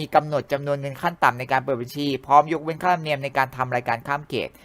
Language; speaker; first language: Thai; native; Thai